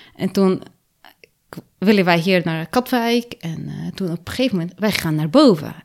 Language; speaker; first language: Dutch; early bilingual, other home language; Arabic